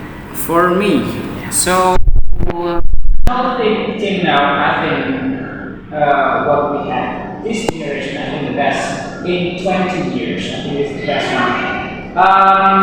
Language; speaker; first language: English; non-native, fluent; Indonesian